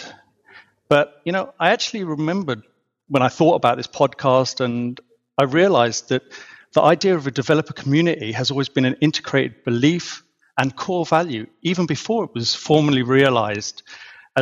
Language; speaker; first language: English; native; English